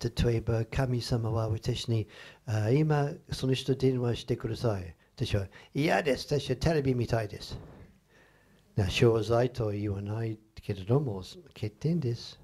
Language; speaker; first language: Japanese; non-native, fluent; English